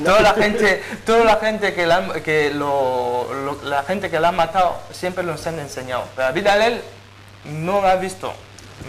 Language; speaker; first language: Spanish; non-native, fluent; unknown